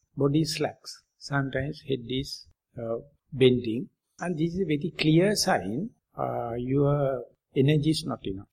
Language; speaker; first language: English; non-native, local second language; Sinhala